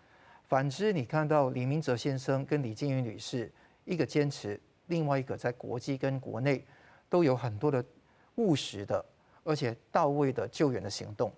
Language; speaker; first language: Chinese; non-native, local second language; Cantonese